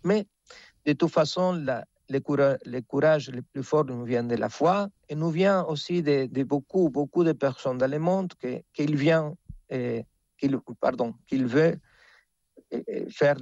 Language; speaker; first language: French; non-native, fluent; Spanish